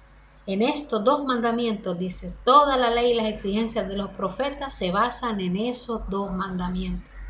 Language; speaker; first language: Spanish; native; Spanish